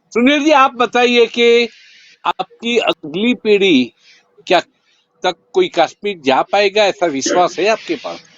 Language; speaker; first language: Hindi; non-native, local second language; Gujarati